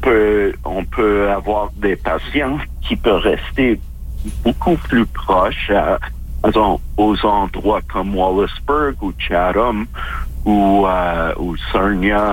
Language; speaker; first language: French; non-native, local second language; English